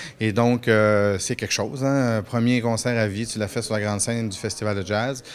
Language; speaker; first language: French; native; French